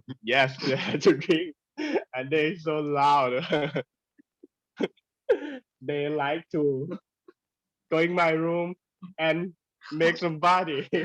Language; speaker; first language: English; non-native, learner; Thai